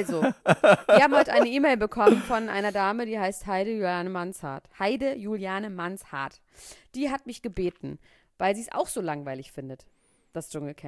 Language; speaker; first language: German; native; German